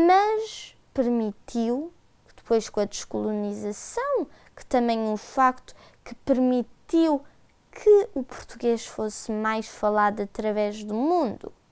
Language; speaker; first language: Portuguese; early bilingual, heritage; Portuguese